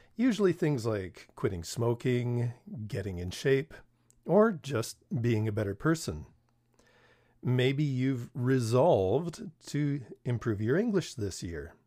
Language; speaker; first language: English; native; English